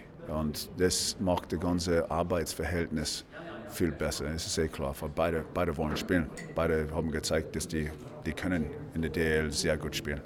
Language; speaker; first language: German; non-native, fluent; English